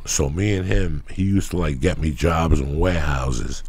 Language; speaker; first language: English; native; English